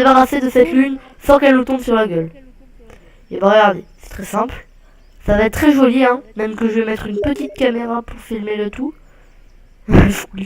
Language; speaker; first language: French; native; French